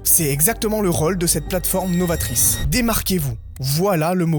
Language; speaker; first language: French; native; French